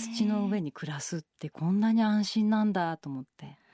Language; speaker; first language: Japanese; native; Japanese